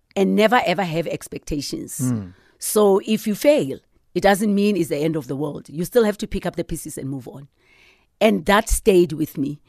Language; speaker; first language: English; non-native, local second language; Southern Sotho